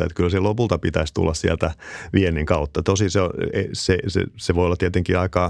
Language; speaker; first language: Finnish; native; Finnish